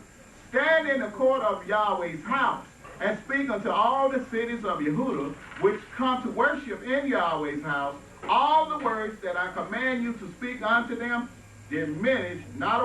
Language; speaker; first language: English; native; English